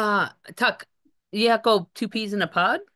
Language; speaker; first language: Slovak; non-native, learner; English